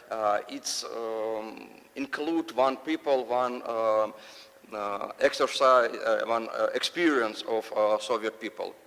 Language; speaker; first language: English; non-native, learner; Russian